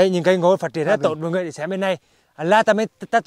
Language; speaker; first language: Portuguese; non-native, learner; Vietnamese